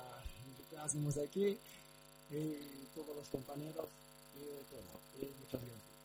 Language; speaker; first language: Spanish; non-native, learner; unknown